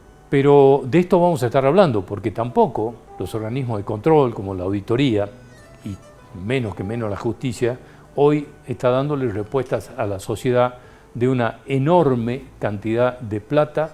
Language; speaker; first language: Spanish; native; Spanish